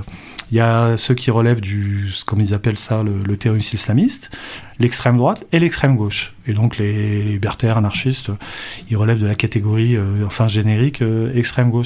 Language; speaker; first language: French; native; French